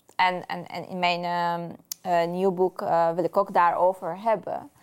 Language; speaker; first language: Dutch; non-native, fluent; Persian